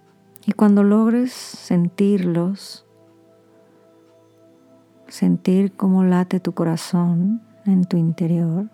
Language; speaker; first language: Spanish; native; Spanish